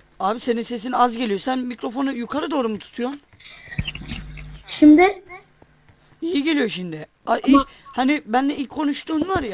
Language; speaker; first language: Turkish; native; Turkish